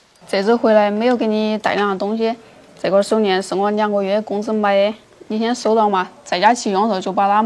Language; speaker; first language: Chinese; native; Chinese